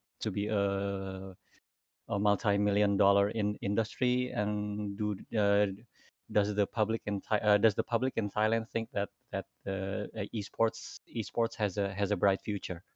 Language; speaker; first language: English; non-native, fluent; Indonesian